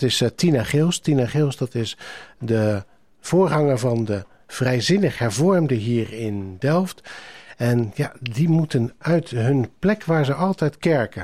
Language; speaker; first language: Dutch; native; Dutch